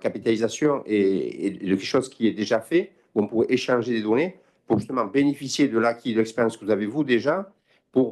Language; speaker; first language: French; native; French